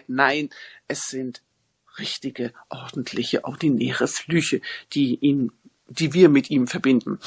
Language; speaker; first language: German; native; German